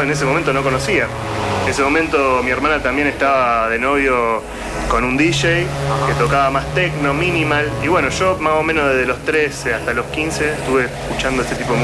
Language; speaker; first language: Spanish; native; Spanish